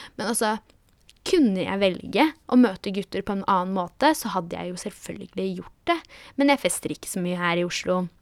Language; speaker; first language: Norwegian; early bilingual, other home language; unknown